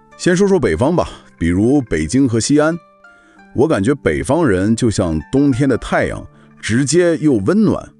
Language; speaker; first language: Chinese; non-native, fluent; English